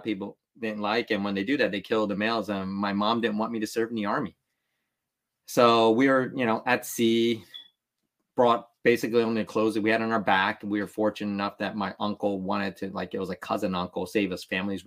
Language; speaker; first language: English; early bilingual, other home language; Vietnamese